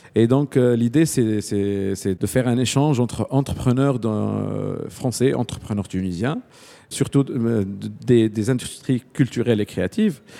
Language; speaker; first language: French; non-native, local second language; Arabic